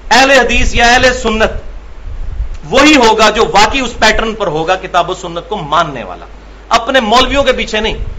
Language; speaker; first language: Urdu; non-native, local second language; Punjabi